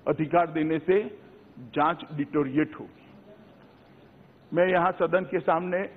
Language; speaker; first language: Hindi; non-native, local second language; Gujarati